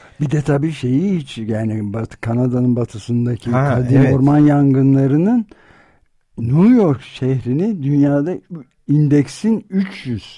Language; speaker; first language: Turkish; native; Turkish